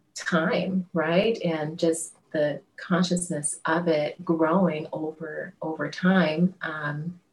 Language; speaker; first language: English; native; English